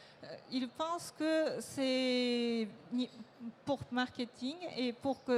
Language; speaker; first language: French; non-native, fluent; Japanese